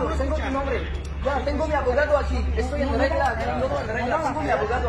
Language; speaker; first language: Spanish; non-native, fluent; French